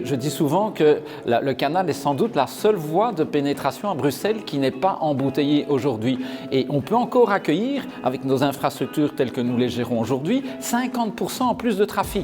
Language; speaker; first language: French; native; French